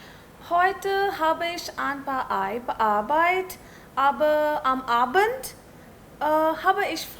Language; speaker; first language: German; non-native, learner; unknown